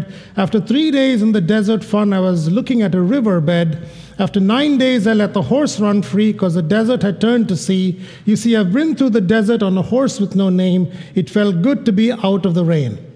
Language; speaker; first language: English; non-native, local second language; Malayalam